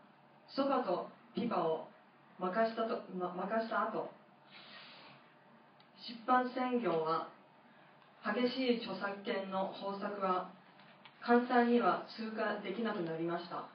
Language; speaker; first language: Japanese; non-native, fluent; English